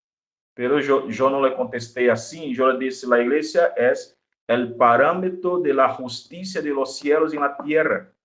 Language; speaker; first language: Spanish; non-native, fluent; Portuguese